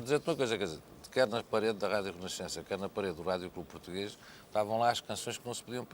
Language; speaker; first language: Portuguese; native; Portuguese